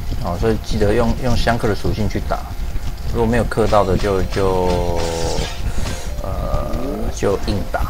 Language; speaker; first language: Chinese; native; Chinese